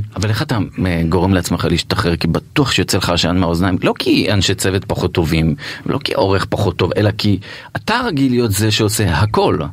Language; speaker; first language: Hebrew; native; Hebrew